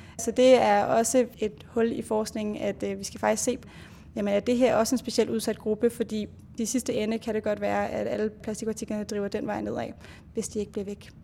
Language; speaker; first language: Danish; native; Danish